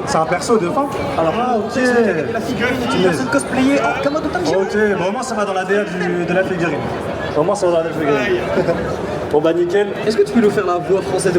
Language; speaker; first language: French; native; French